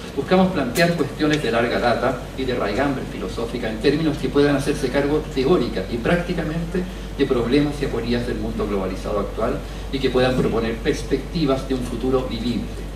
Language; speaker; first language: Spanish; native; Spanish